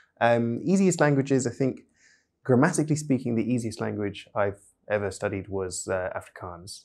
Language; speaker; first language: English; native; English